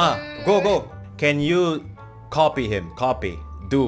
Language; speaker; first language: English; non-native, fluent; Indonesian